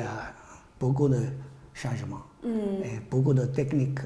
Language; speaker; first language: French; non-native, learner; Chinese